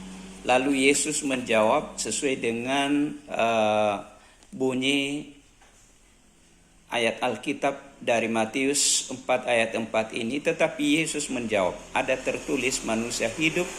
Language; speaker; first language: Indonesian; native; Indonesian